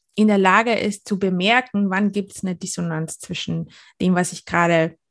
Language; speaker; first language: German; non-native, fluent; Bulgarian